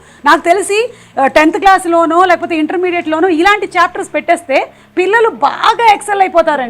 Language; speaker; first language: Telugu; native; Telugu